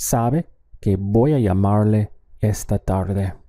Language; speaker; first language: Spanish; non-native, fluent; English